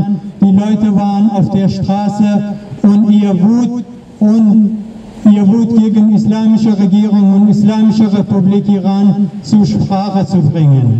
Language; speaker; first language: German; non-native, learner; Persian